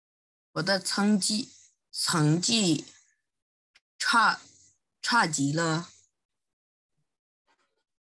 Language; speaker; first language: Chinese; non-native, learner; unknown